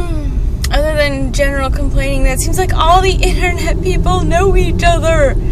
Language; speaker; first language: English; native; English